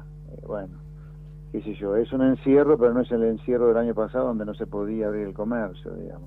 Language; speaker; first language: Spanish; native; Spanish